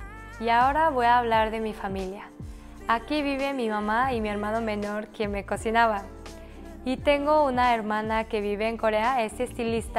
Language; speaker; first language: Spanish; early bilingual, other home language; Korean